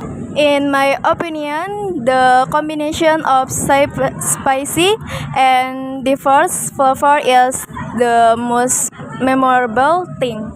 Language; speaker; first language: English; non-native, learner; Indonesian